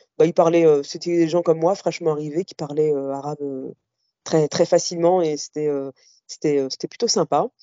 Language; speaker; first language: French; early bilingual, other home language; Kabyle